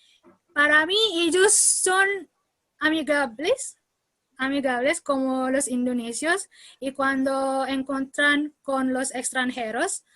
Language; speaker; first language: Spanish; non-native, learner; Indonesian